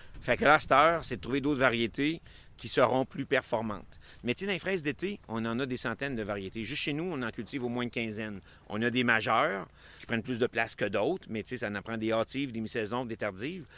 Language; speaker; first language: French; native; French